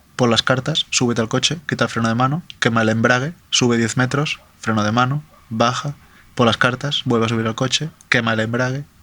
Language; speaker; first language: Spanish; non-native, local second language; Catalan